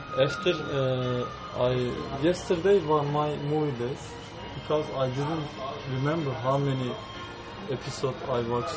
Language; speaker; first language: English; non-native, learner; Turkish